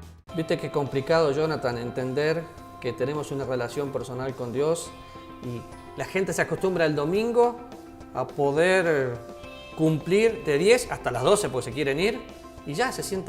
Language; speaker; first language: Spanish; native; Spanish